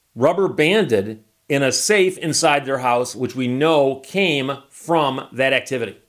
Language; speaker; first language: English; native; English